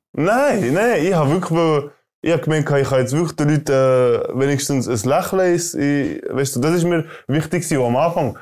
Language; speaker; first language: German; early bilingual, other home language; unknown